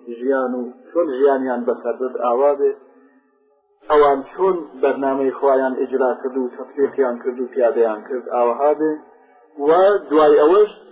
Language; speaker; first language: Central Kurdish; non-native, local second language; Gurani